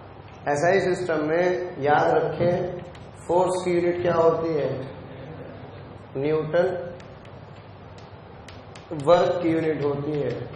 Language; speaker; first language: Hindi; native; Hindi